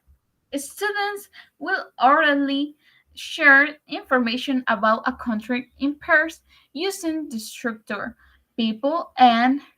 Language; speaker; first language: English; non-native, learner; Spanish